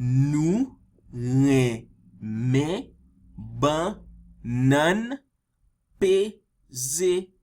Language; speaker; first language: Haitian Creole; early bilingual, heritage; Haitian Creole